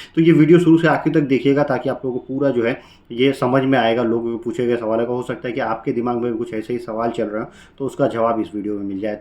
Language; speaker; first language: Hindi; native; Hindi